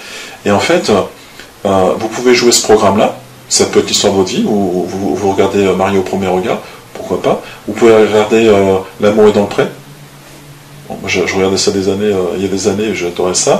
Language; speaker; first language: French; native; French